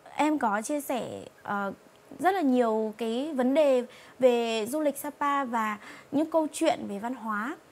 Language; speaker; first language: Vietnamese; non-native, local second language; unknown